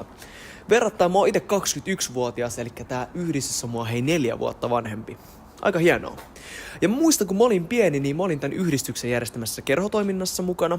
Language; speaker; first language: Finnish; native; Finnish